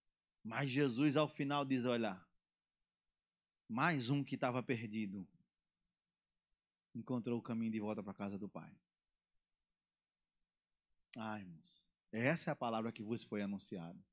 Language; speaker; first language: Portuguese; native; Portuguese